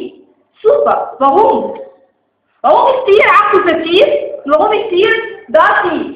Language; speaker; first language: German; non-native, fluent; Arabic